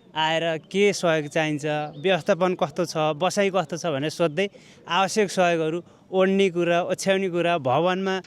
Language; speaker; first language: Nepali; native; Nepali